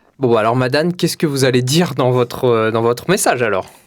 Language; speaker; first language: French; native; French